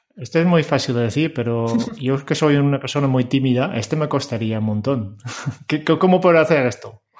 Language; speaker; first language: Spanish; non-native, fluent; Dutch